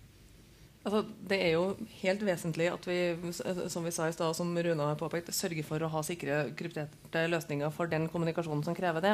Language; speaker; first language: Norwegian; native; Norwegian